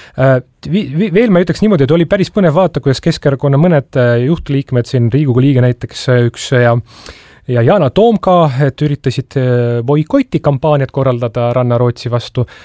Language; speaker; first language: Estonian; non-native, local second language; Russian